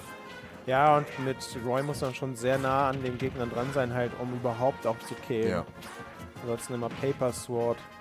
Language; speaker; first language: German; native; German